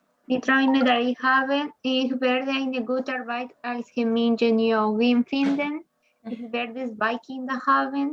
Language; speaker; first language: German; non-native, learner; Spanish